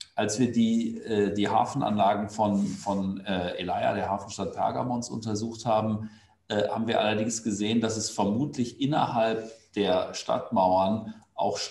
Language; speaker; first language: German; native; German